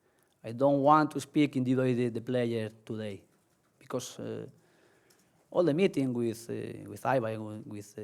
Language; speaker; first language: English; non-native, learner; Spanish